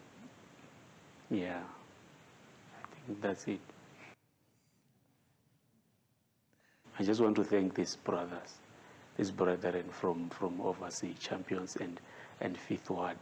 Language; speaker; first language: English; non-native, local second language; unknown